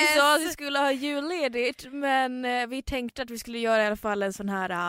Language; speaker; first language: Swedish; native; Swedish